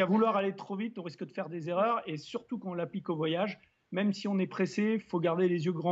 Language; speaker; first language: French; native; French